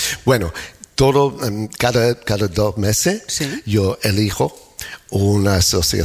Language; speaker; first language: Spanish; non-native, fluent; English